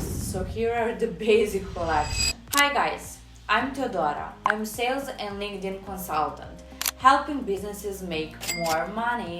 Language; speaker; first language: English; non-native, fluent; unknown